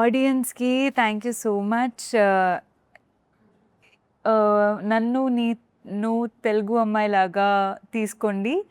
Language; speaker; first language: Telugu; non-native, learner; Kannada